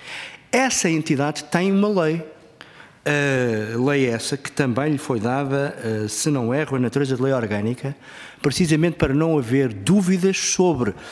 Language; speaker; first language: Portuguese; native; Portuguese